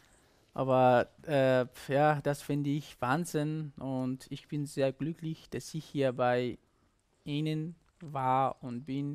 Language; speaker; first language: German; non-native, learner; Persian